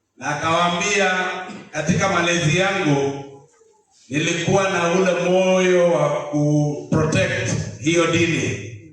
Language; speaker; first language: Swahili; non-native, local second language; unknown